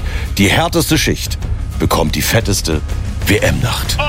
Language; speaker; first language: German; native; German